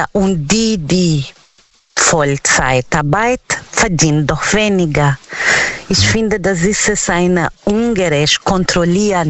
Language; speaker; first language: German; non-native, learner; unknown